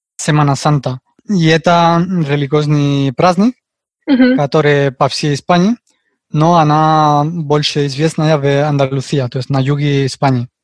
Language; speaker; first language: Russian; non-native, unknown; Spanish